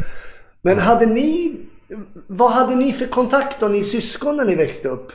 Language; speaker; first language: Swedish; native; Swedish